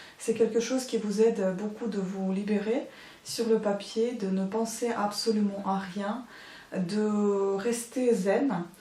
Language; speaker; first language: French; non-native, fluent; Ukrainian